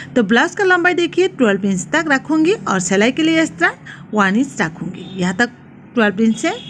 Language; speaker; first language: Hindi; non-native, local second language; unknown